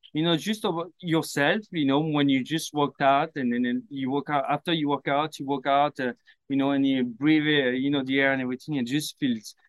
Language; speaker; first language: English; non-native, fluent; French